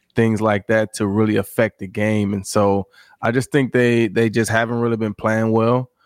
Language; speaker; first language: English; native; English